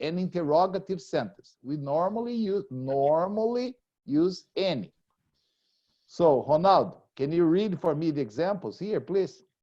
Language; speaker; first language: English; non-native, fluent; Portuguese